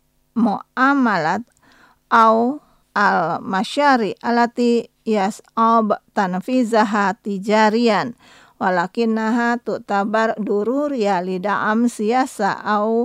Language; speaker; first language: Arabic; non-native, fluent; Indonesian